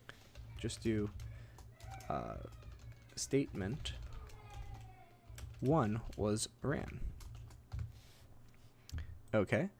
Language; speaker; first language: English; native; English